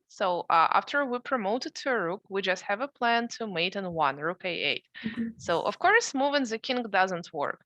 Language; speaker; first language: English; non-native, fluent; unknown